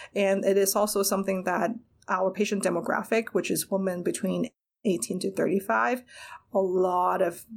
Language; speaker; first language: English; non-native, local second language; Cantonese